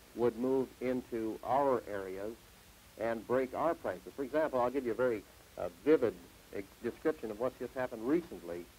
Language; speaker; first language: English; native; English